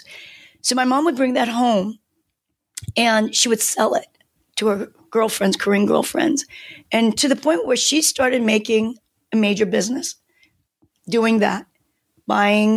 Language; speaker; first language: English; non-native, fluent; Korean